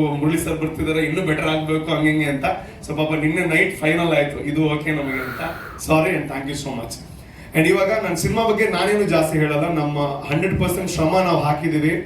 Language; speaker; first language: Kannada; non-native, local second language; Tulu